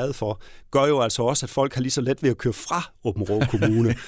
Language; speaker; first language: Danish; native; Danish